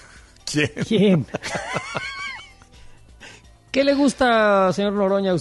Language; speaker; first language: Spanish; native; Spanish